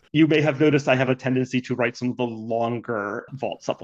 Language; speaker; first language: English; native; English